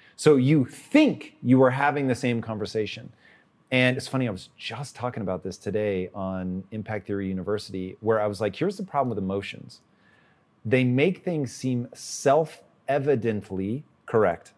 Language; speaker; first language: English; native; English